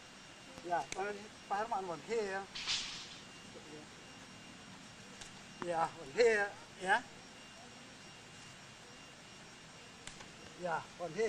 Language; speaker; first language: English; non-native, learner; Indonesian